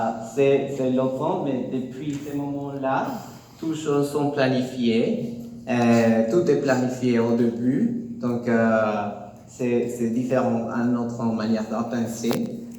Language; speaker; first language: French; non-native, learner; Spanish